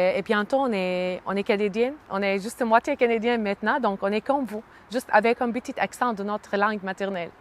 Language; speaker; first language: French; non-native, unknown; Arabic